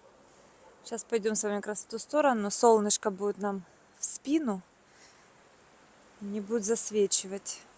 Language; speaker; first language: Russian; native; Russian